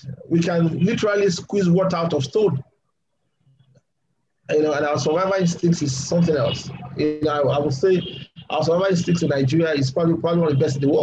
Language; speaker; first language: English; non-native, local second language; Yoruba